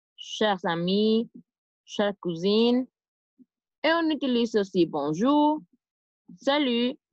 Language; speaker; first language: French; non-native, fluent; Spanish